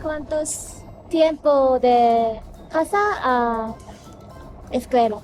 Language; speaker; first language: Spanish; non-native, learner; Japanese